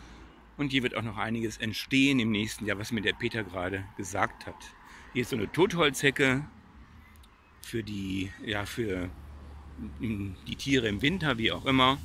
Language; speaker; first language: German; native; German